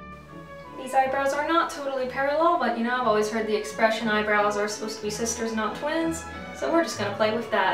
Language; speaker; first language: English; native; English